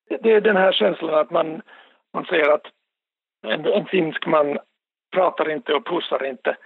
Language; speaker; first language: Swedish; non-native, local second language; Finnish